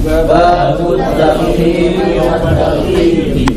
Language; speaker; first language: Arabic; non-native, learner; Indonesian